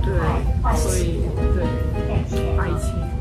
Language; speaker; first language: Chinese; non-native, learner; Japanese